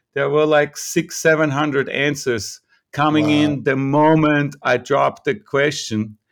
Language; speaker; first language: English; non-native, fluent; German